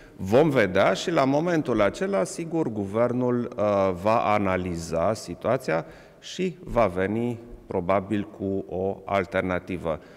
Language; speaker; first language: Romanian; non-native, local second language; German